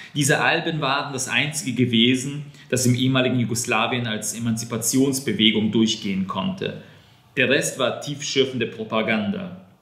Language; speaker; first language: German; non-native, fluent; Serbian